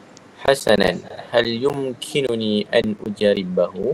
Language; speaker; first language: Arabic; non-native, learner; Malay